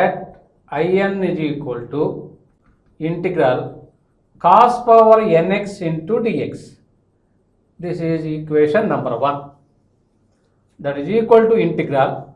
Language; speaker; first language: English; non-native, local second language; Telugu